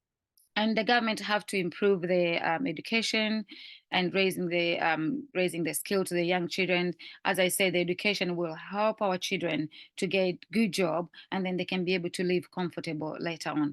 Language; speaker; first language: English; non-native, fluent; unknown